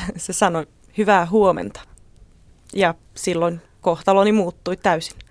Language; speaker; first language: Finnish; non-native, fluent; Czech